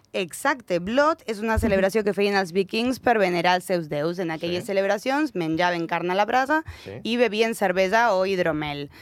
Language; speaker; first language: Catalan; native; Catalan